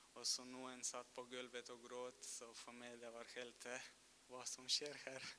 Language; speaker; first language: Norwegian; non-native, fluent; Russian